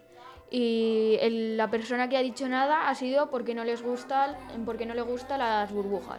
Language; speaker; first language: Spanish; native; Spanish